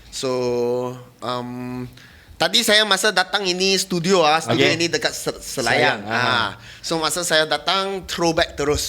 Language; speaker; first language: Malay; non-native, local second language; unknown